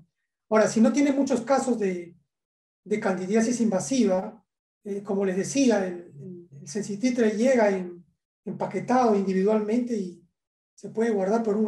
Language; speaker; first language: Spanish; native; Spanish